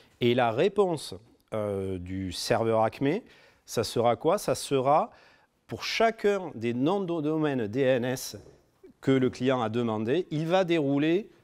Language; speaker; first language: French; native; French